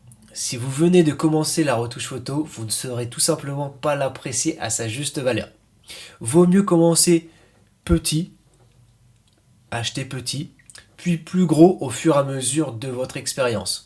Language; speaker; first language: French; native; French